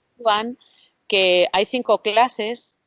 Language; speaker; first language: Spanish; native; Spanish